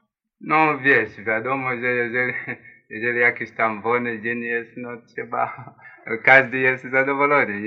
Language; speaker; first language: Polish; non-native, learner; Swahili